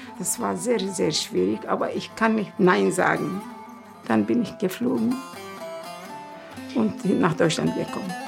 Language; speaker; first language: German; non-native, learner; Turkish